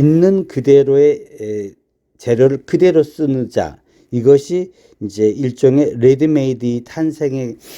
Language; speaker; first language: Korean; native; Korean